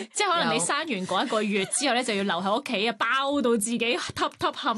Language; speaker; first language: Cantonese; native; Cantonese